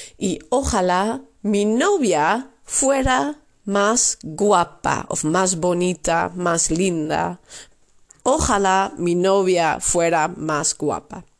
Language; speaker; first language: Spanish; non-native, fluent; Dutch